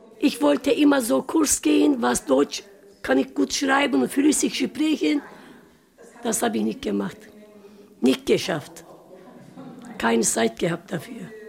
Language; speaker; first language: German; non-native, learner; Turkish